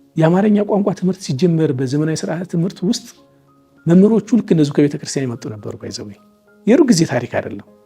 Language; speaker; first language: Amharic; native; Amharic